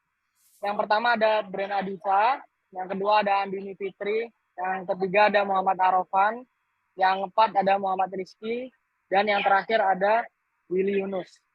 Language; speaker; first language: Indonesian; native; Indonesian